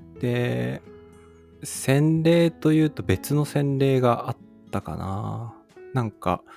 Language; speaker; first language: Japanese; native; Japanese